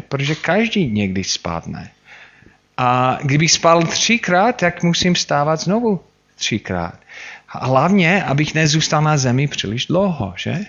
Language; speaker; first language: Czech; non-native, fluent; English